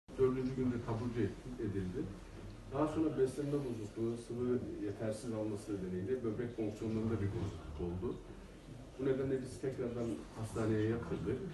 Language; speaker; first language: Turkish; native; Turkish